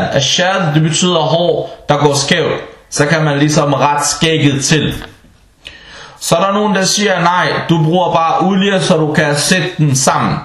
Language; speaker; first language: Danish; non-native, fluent; Arabic